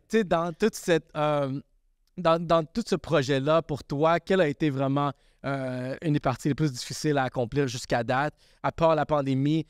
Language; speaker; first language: French; early bilingual, other home language; Spanish